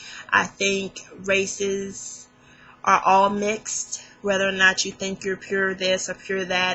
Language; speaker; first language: English; native; English